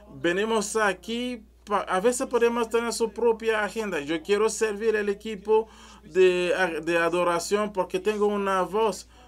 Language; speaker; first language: Spanish; non-native, learner; French